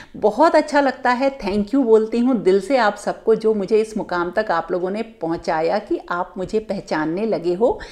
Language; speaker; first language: Hindi; native; Hindi